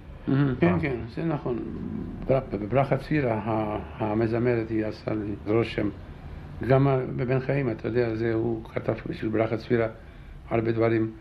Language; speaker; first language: Hebrew; non-native, fluent; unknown